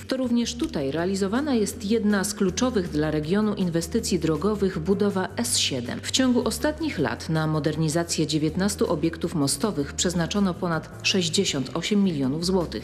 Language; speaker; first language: Polish; native; Polish